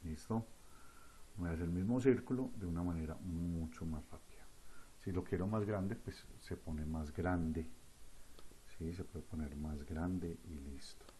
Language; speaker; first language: Spanish; native; Spanish